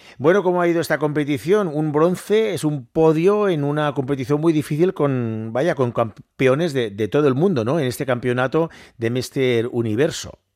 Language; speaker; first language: Spanish; non-native, local second language; Catalan